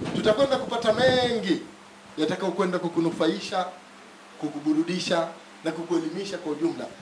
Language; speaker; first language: Swahili; native; Swahili